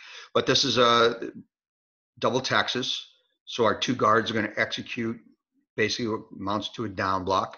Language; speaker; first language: English; native; English